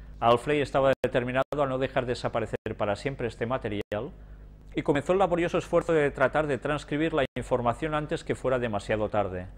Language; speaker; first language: Spanish; native; Spanish